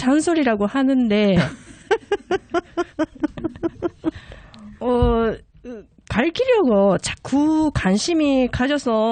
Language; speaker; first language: Korean; non-native, fluent; Japanese